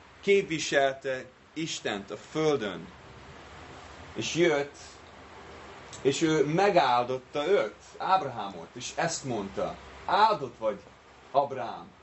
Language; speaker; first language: Hungarian; non-native, fluent; English